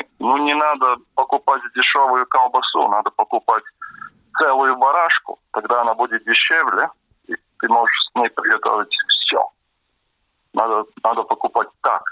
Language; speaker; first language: Russian; non-native, local second language; Latvian